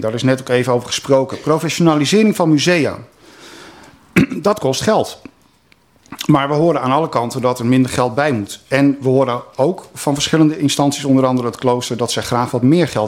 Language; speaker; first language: Dutch; native; Dutch